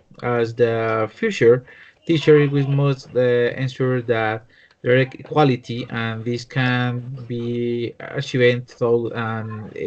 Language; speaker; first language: English; non-native, learner; Spanish